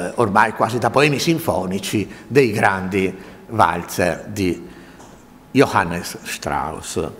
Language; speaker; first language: Italian; native; Italian